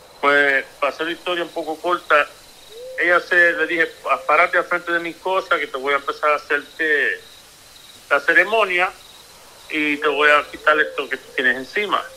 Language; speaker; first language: Spanish; early bilingual, heritage; Spanish